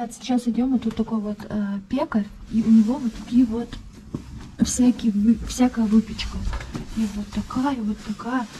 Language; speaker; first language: Russian; early bilingual, heritage; Russian